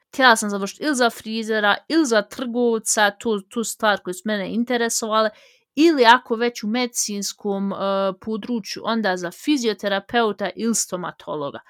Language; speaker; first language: Bosnian; early bilingual, heritage; Bosnian